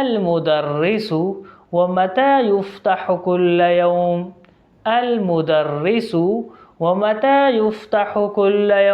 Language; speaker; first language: Arabic; non-native, fluent; Urdu